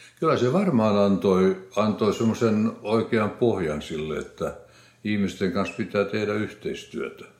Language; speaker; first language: Finnish; non-native, local second language; Swedish